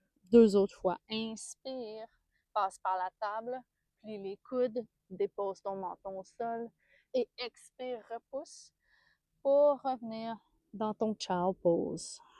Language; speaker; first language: French; native; French